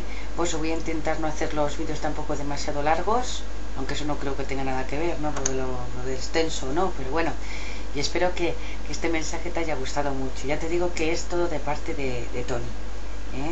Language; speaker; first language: Spanish; native; Spanish